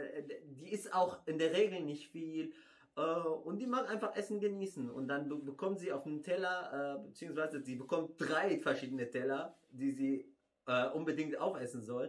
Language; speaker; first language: German; non-native, fluent; Arabic